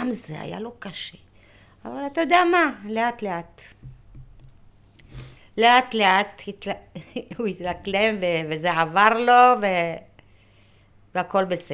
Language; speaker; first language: Hebrew; early bilingual, other home language; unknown